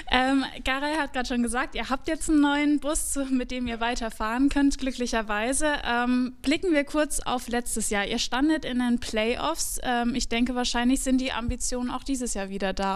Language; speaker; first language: German; native; German